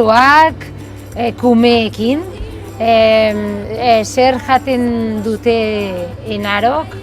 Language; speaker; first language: Basque; non-native, local second language; Catalan